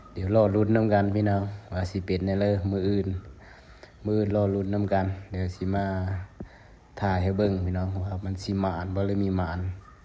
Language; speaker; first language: Lao; native; Lao